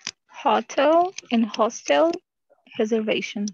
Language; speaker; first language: English; non-native, learner; Portuguese